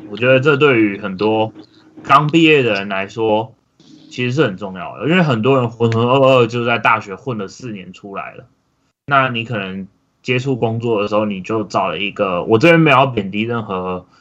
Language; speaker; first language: Chinese; native; Chinese